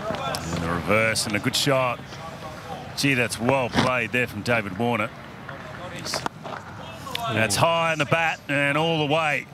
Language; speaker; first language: English; native; English